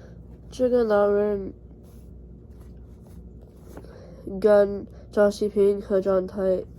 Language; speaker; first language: Chinese; non-native, learner; English